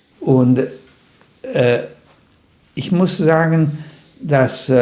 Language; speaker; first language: German; non-native, fluent; Slovak